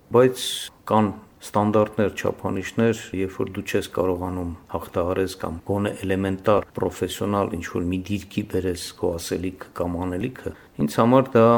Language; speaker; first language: Armenian; native; Armenian